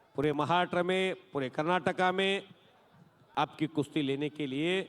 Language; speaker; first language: Hindi; non-native, local second language; Marathi